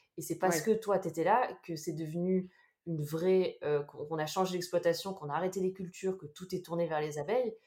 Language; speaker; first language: French; native; French